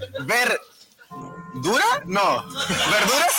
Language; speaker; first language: Spanish; non-native, learner; Portuguese